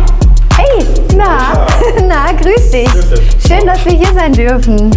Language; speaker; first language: German; native; German